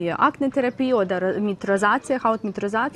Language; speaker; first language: German; non-native, learner; Ukrainian